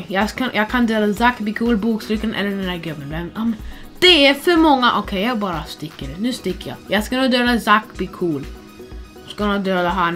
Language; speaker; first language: Swedish; non-native, fluent; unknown